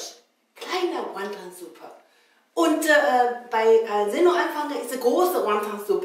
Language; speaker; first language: German; non-native, learner; Chinese